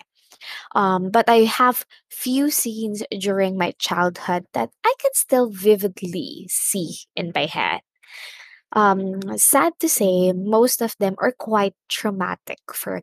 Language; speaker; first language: English; non-native, local second language; Filipino